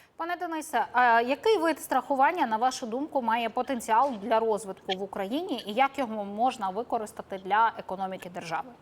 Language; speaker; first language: Ukrainian; native; Ukrainian